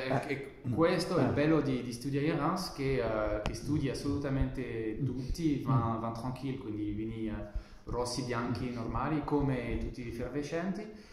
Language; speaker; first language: Italian; non-native, fluent; French